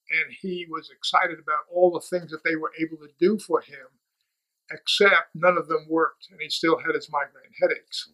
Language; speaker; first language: English; native; English